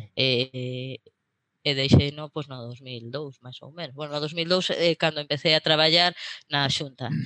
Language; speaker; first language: Galician; native; Galician